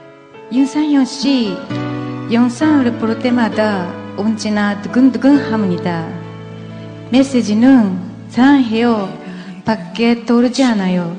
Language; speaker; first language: Korean; non-native, learner; Japanese